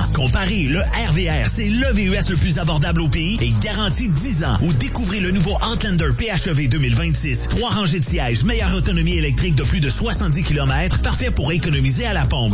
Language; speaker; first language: French; native; French